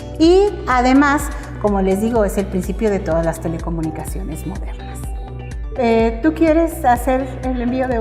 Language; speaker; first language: Spanish; native; Spanish